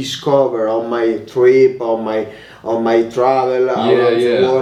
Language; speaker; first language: English; non-native, learner; Italian